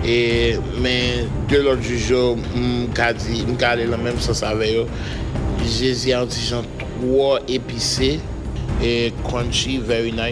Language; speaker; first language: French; non-native, local second language; Haitian Creole